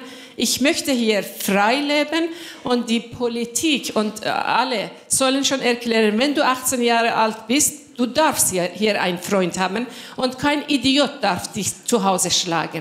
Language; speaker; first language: German; non-native, fluent; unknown